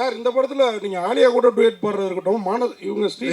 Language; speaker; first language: Tamil; native; Tamil